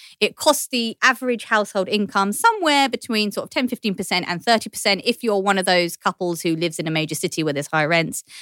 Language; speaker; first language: English; native; English